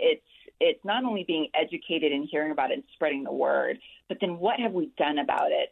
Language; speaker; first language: English; native; English